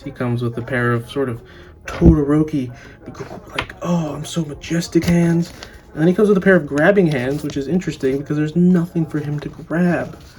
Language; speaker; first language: English; native; English